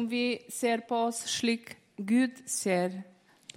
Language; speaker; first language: Norwegian; non-native, fluent; Polish